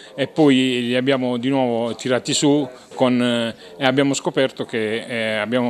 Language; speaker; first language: Italian; native; Italian